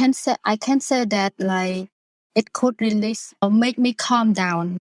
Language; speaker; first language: English; non-native, learner; Khmer